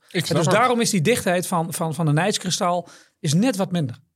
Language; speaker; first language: Dutch; native; Dutch